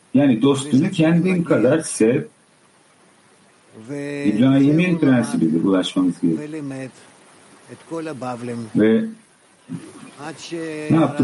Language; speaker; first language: Turkish; native; Turkish